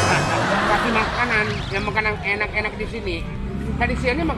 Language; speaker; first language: Indonesian; non-native, learner; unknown